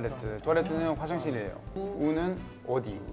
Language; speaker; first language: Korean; non-native, fluent; French